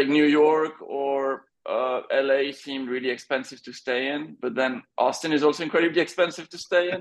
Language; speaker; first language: English; non-native, fluent; French